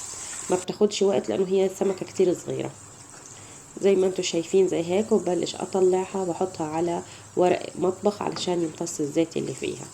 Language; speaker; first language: Arabic; native; Arabic